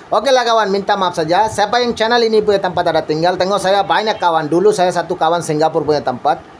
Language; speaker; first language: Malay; non-native, learner; Bangla